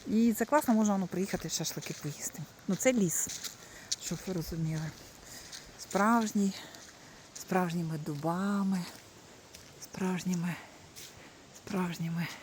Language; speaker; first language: Ukrainian; native; Ukrainian